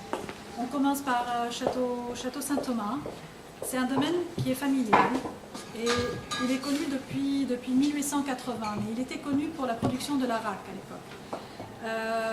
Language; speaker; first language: French; non-native, local second language; Arabic